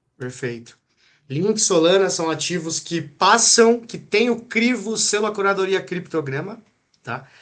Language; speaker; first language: Portuguese; native; Portuguese